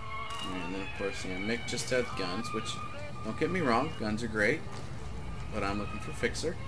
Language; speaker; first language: English; native; English